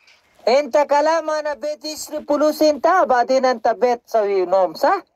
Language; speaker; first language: Arabic; non-native, learner; Pashto